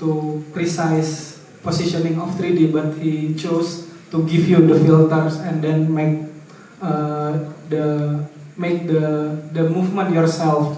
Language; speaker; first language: English; non-native, fluent; Indonesian